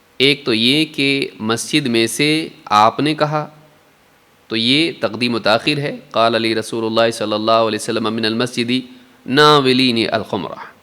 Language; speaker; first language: Urdu; native; Urdu